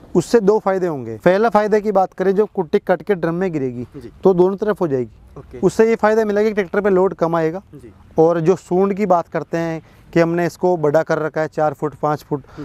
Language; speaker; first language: Hindi; native; Hindi